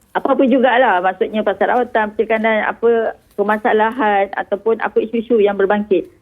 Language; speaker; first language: Malay; native; Malay